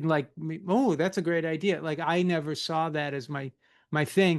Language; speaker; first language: English; native; English